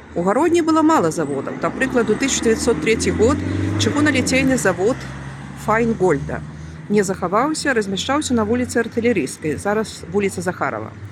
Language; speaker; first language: Belarusian; native; Belarusian